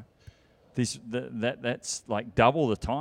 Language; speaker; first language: English; native; English